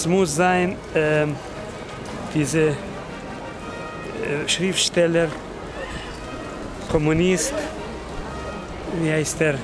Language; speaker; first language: German; non-native, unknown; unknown